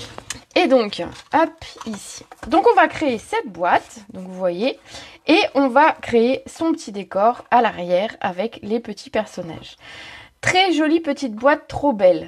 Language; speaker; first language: French; native; French